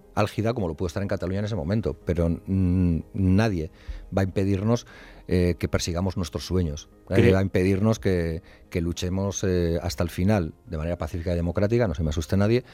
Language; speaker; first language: Spanish; native; Spanish